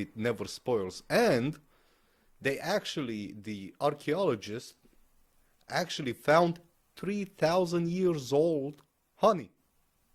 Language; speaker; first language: English; non-native, fluent; Romanian